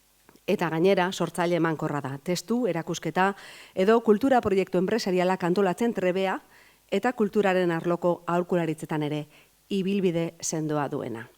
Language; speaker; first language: Basque; native; Basque